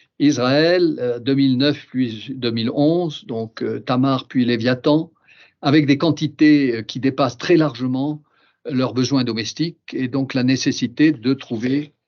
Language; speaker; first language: French; native; French